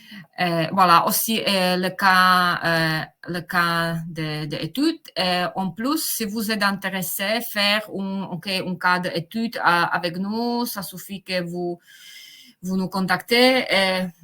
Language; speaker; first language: French; non-native, fluent; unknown